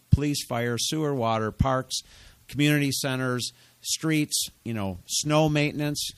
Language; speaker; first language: English; native; English